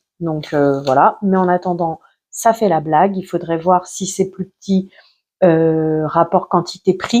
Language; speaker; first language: French; native; French